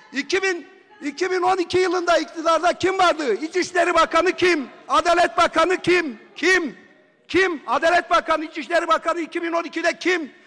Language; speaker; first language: Turkish; native; Turkish